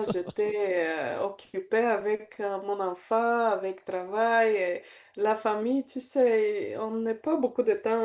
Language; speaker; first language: French; non-native, learner; Bulgarian